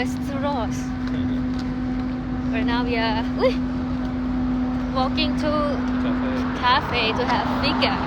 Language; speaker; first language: English; non-native, learner; Thai